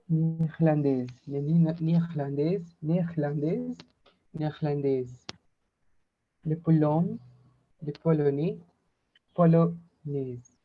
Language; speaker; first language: French; non-native, learner; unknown